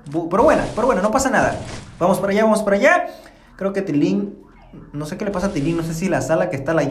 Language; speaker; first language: Spanish; native; Spanish